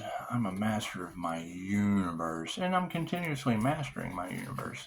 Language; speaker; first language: English; native; English